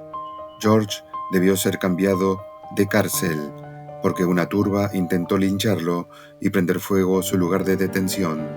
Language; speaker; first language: Spanish; native; Spanish